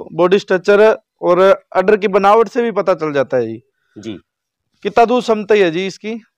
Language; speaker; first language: Hindi; native; Hindi